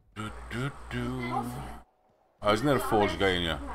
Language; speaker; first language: English; native; English